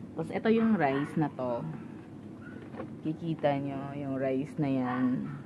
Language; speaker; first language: Filipino; non-native, local second language; Cebuano